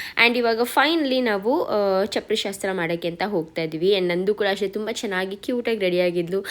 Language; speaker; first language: Kannada; native; Kannada